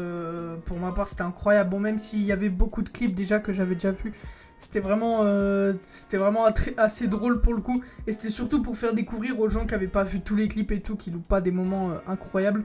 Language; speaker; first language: French; native; French